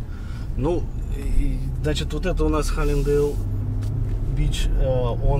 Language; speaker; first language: Russian; native; Russian